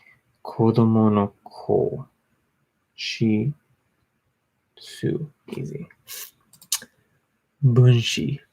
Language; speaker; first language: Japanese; non-native, learner; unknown